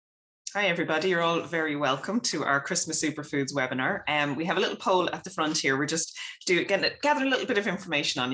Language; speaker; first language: English; native; English